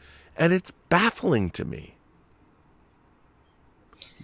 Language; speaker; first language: English; native; English